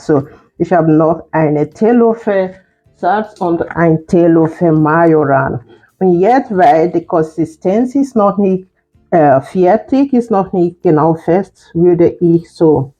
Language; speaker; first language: German; non-native, fluent; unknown